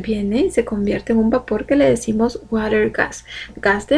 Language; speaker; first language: Spanish; native; Spanish